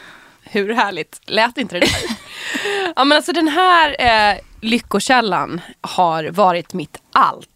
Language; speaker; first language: Swedish; native; Swedish